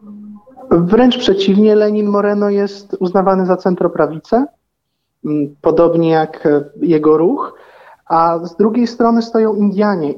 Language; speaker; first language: Polish; native; Polish